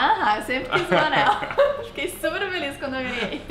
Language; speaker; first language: Portuguese; native; Portuguese